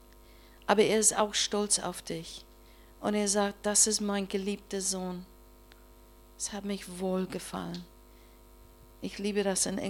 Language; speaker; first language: German; non-native, learner; English